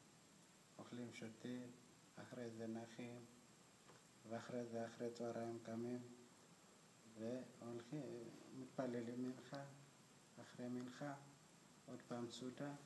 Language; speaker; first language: Hebrew; non-native, fluent; Amharic